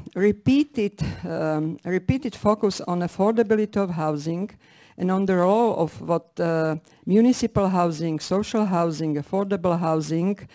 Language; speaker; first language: English; non-native, fluent; Slovak